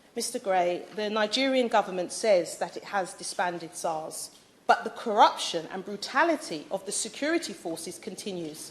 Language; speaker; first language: English; native; English